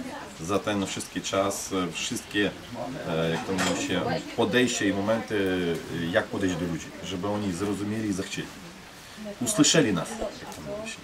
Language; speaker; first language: Polish; non-native, fluent; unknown